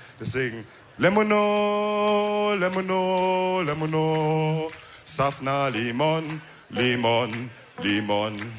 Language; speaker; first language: German; early bilingual, other home language; Wolof